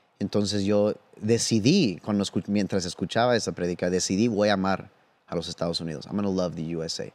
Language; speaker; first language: Spanish; early bilingual, heritage; Spanish